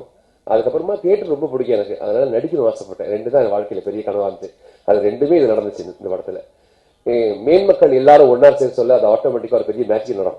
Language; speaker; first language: Tamil; native; Tamil